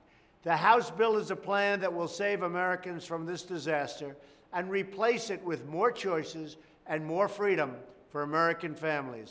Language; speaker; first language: English; native; English